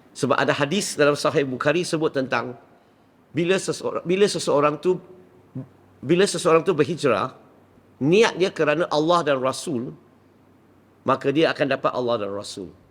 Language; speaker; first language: Malay; non-native, local second language; Min Nan Chinese